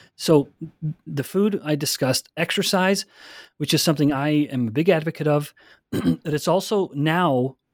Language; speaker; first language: English; native; English